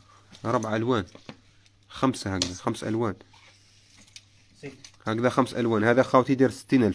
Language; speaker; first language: Arabic; native; Arabic